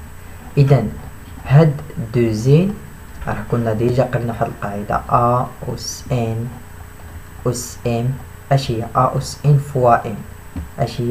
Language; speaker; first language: Arabic; native; Arabic